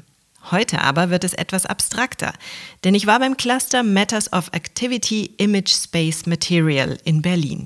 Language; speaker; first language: German; native; German